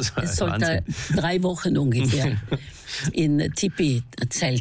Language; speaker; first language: German; non-native, fluent; Norwegian